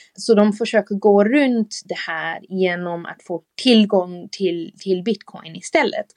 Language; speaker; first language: Swedish; non-native, fluent; English